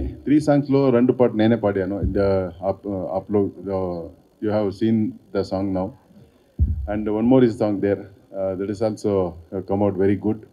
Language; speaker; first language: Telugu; non-native, learner; Kannada